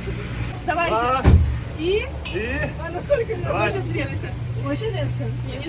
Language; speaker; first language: Russian; native; Russian